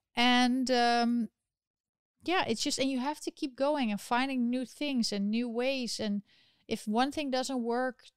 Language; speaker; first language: English; non-native, fluent; Dutch